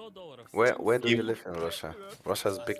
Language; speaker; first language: English; non-native, fluent; German